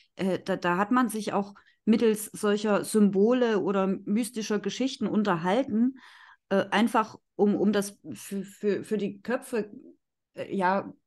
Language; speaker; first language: German; native; German